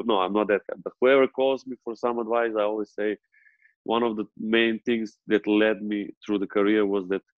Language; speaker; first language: English; non-native, fluent; Serbian